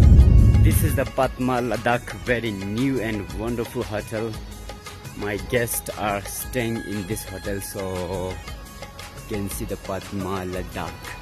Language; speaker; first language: English; non-native, local second language; Ladakhi